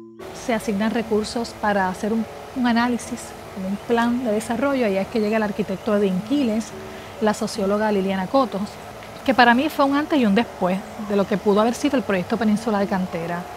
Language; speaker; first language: Spanish; native; Spanish